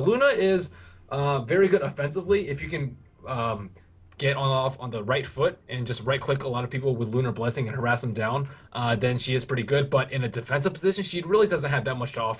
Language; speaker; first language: English; native; English